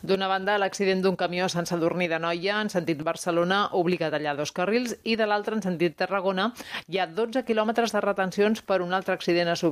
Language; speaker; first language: Catalan; native; Catalan